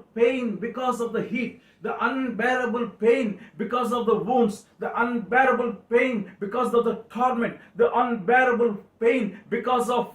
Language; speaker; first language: English; non-native, local second language; Telugu